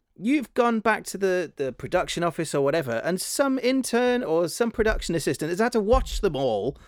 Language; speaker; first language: English; native; English